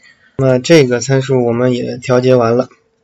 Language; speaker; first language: Chinese; native; Chinese